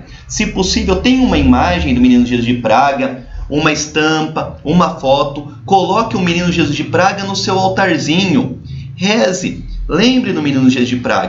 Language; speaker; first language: Portuguese; native; Portuguese